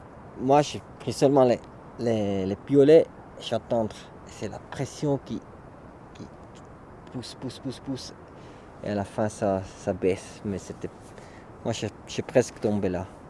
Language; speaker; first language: French; non-native, local second language; German